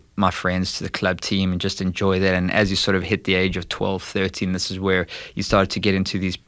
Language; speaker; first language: English; native; English